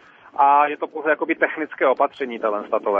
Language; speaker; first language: Czech; native; Czech